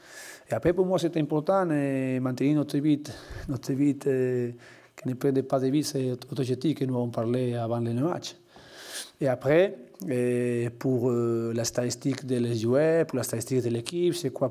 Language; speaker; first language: French; non-native, learner; Spanish